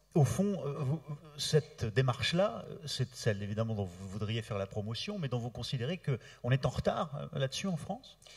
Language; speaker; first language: French; native; French